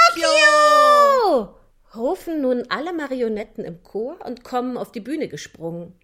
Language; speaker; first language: German; native; German